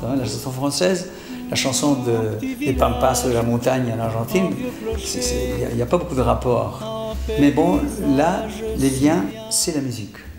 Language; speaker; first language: French; non-native, fluent; Spanish